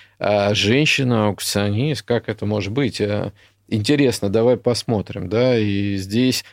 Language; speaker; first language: Russian; native; Russian